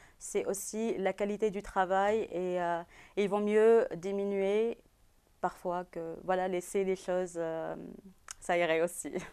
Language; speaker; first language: French; non-native, local second language; Arabic